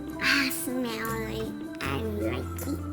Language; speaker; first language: English; non-native, learner; Vietnamese